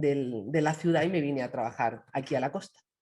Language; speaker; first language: Spanish; native; Spanish